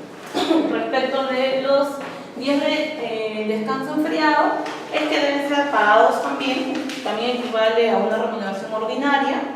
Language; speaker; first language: Spanish; native; Spanish